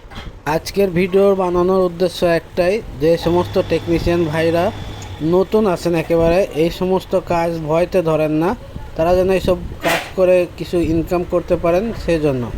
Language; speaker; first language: Bangla; native; Bangla